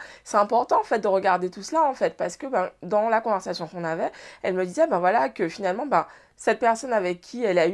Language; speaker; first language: French; native; French